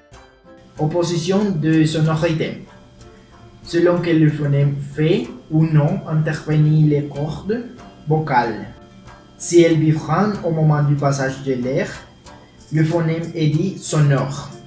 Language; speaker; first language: French; non-native, learner; Spanish